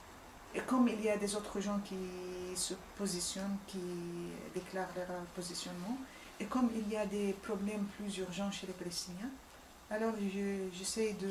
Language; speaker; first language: French; non-native, fluent; Arabic